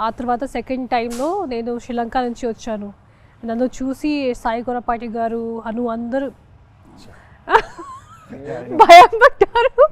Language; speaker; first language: Telugu; non-native, local second language; Hindi